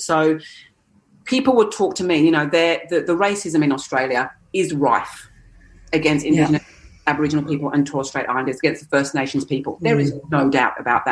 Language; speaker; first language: English; native; English